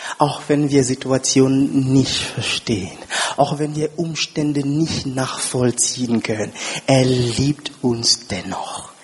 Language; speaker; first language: German; non-native, fluent; French